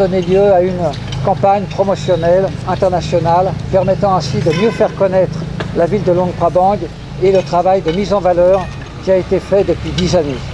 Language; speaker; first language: French; native; French